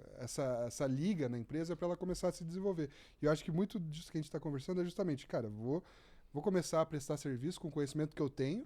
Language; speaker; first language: Portuguese; native; Portuguese